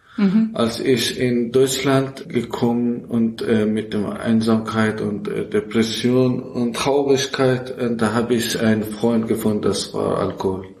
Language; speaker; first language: German; non-native, learner; Persian